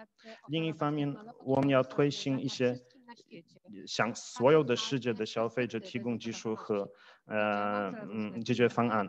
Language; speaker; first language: Chinese; non-native, fluent; Polish